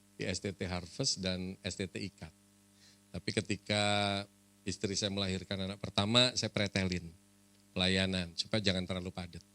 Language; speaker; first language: Indonesian; native; Indonesian